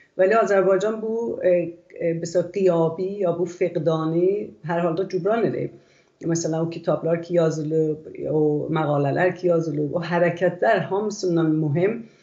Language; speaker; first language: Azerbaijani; native; Azerbaijani